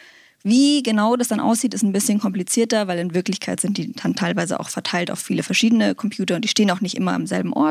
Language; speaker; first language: German; native; German